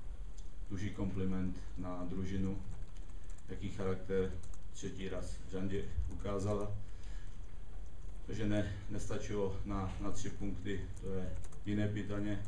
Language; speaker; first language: Polish; non-native, learner; Czech